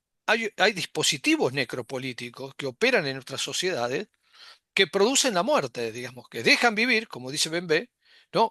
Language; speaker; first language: Spanish; native; Spanish